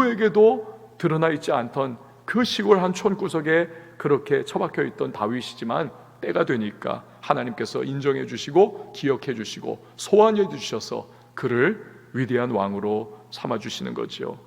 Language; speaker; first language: Korean; native; Korean